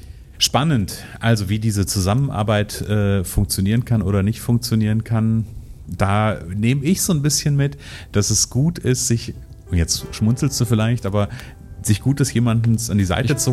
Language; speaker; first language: German; native; German